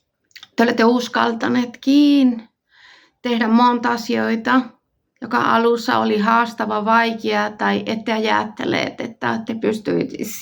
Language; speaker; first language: Finnish; non-native, fluent; Spanish